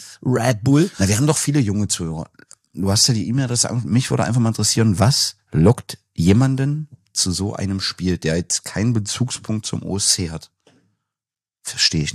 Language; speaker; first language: German; native; German